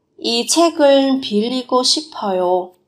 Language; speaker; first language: Korean; non-native, fluent; Vietnamese